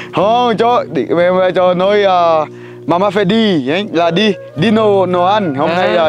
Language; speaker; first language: Vietnamese; non-native, learner; Portuguese